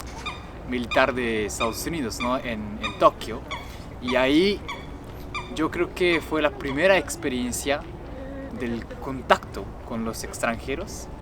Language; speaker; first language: Spanish; non-native, fluent; Japanese